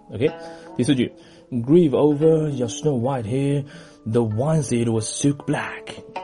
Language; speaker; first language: English; non-native, fluent; Chinese